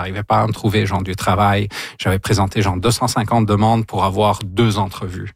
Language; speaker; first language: French; non-native, local second language; Arabic